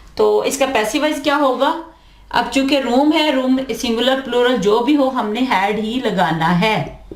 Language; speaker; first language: Urdu; native; Urdu